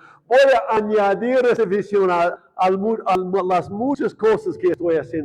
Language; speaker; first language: Spanish; non-native, fluent; English